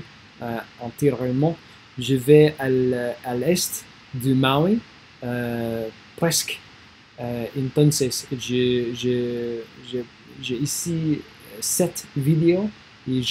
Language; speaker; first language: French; non-native, learner; English